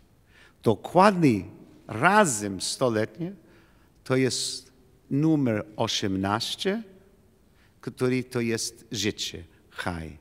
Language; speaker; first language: Polish; non-native, learner; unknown